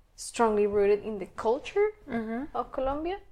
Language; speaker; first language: English; non-native, fluent; Spanish